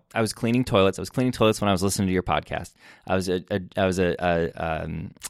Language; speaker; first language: English; native; English